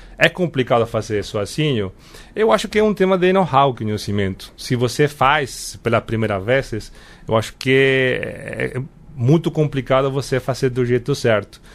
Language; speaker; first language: Portuguese; non-native, fluent; Spanish